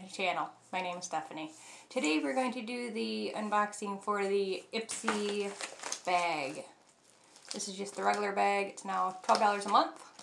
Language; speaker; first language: English; native; English